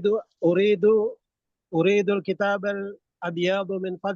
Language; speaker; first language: Arabic; non-native, learner; Indonesian